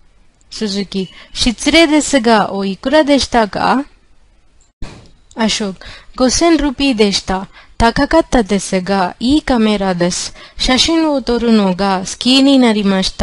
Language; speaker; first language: Japanese; non-native, fluent; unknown